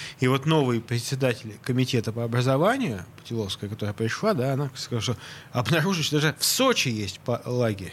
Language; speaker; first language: Russian; native; Russian